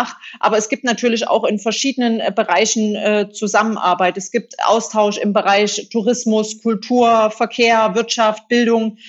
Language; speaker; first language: German; native; German